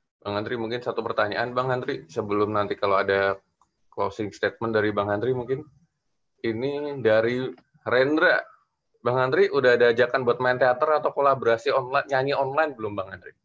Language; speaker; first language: Indonesian; native; Indonesian